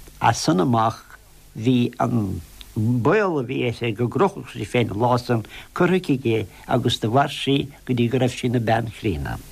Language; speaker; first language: Irish; native; Irish